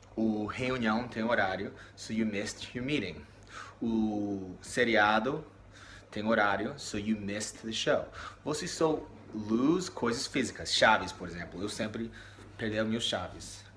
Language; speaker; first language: Portuguese; non-native, learner; English